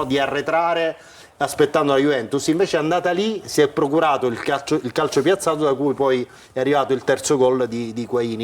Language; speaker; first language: Italian; native; Italian